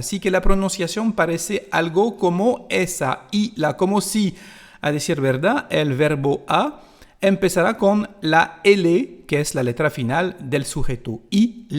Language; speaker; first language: Spanish; non-native, fluent; French